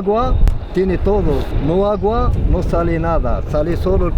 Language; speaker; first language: Spanish; non-native, learner; Arabic